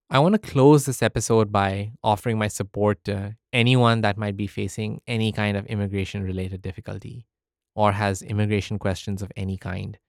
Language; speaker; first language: English; early bilingual, other home language; Arabic